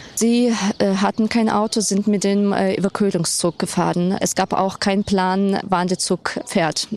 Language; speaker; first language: German; non-native, fluent; Ukrainian